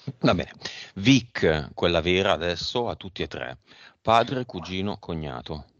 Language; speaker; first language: Italian; native; Italian